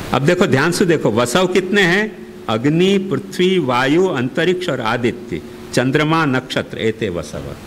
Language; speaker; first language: Hindi; native; Hindi